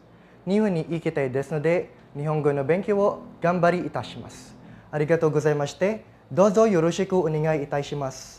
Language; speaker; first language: Japanese; non-native, learner; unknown